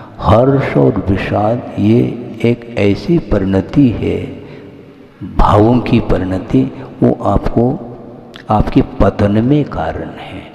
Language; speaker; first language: Hindi; non-native, local second language; Kannada